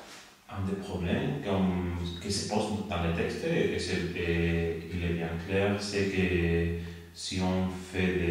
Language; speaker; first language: French; non-native, learner; Spanish